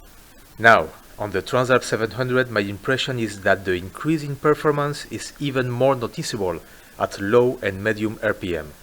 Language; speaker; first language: English; non-native, fluent; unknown